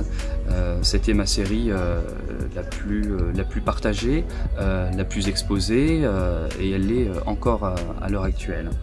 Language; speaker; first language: French; native; French